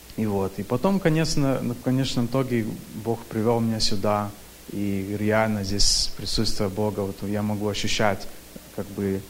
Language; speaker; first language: Russian; early bilingual, heritage; Russian